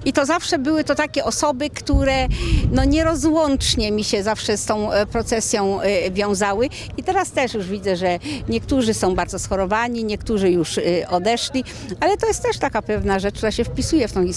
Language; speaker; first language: Polish; native; Polish